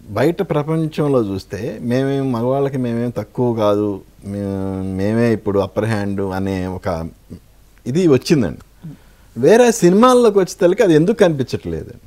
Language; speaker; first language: Telugu; native; Telugu